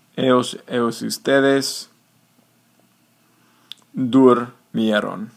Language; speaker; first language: Spanish; non-native, fluent; English